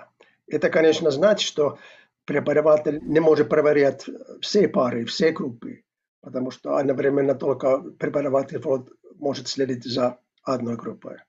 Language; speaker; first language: Russian; non-native, fluent; Finnish